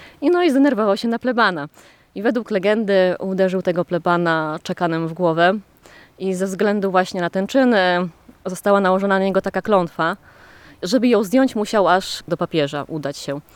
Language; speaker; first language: Polish; native; Polish